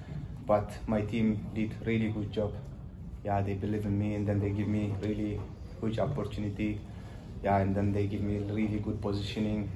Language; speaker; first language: English; non-native, learner; Tigrinya